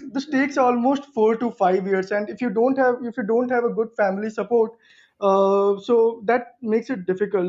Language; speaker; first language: English; non-native, local second language; Hindi